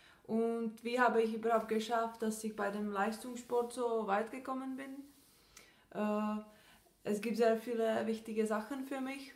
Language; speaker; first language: German; non-native, fluent; Czech